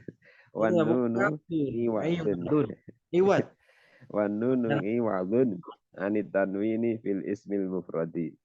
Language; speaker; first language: Arabic; non-native, learner; Indonesian